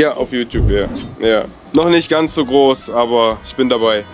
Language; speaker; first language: German; native; German